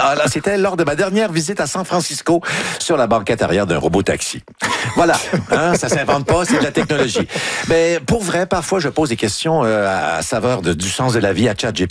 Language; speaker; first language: French; native; French